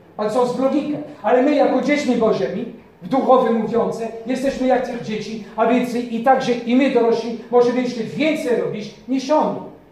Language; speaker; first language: Polish; non-native, fluent; French